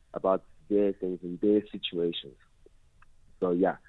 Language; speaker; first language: English; non-native, local second language; Xhosa